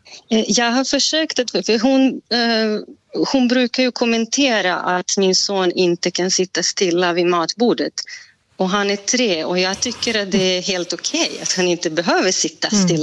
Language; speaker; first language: Swedish; non-native, fluent; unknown